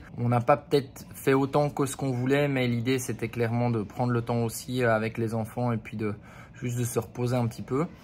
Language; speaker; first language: French; native; French